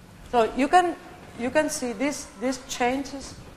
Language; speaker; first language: English; non-native, learner; Catalan